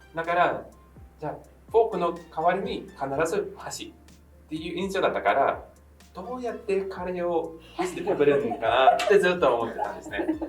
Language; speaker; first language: Japanese; non-native, fluent; English